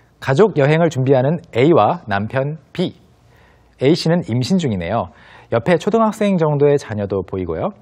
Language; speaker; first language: Korean; native; Korean